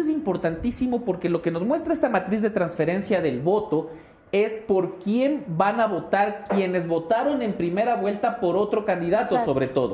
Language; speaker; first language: Spanish; native; Spanish